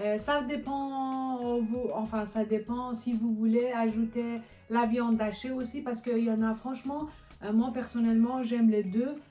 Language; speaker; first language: French; non-native, fluent; Persian